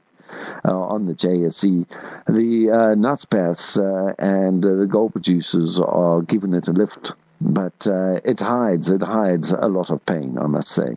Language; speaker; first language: English; native; English